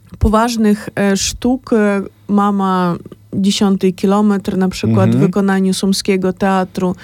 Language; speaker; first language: Polish; non-native, fluent; Ukrainian